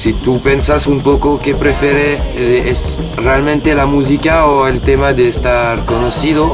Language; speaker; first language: Spanish; non-native, learner; French